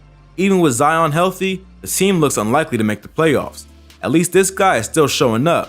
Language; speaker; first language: English; native; English